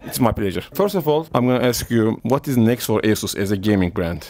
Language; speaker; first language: English; non-native, fluent; Turkish